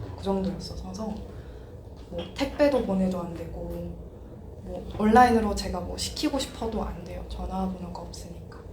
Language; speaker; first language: Korean; non-native, fluent; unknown